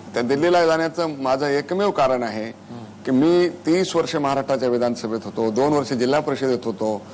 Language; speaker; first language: Marathi; native; Marathi